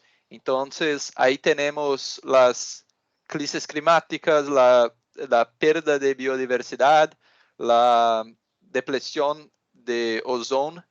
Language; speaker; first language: Portuguese; non-native, learner; Spanish